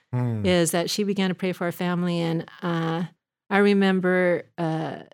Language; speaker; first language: English; native; English